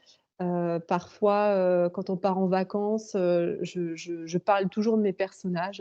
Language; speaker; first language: French; native; French